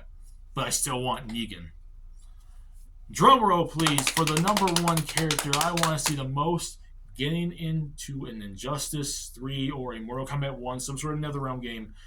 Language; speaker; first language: English; native; English